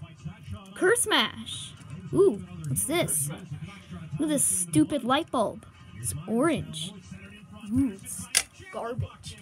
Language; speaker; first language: English; native; English